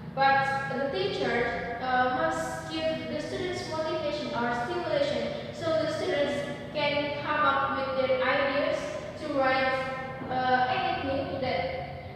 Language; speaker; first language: English; non-native, learner; Indonesian